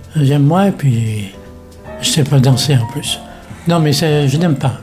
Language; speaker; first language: French; native; French